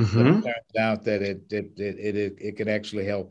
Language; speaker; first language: English; native; English